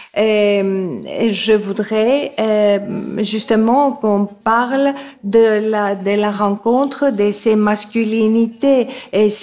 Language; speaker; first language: French; non-native, fluent; Greek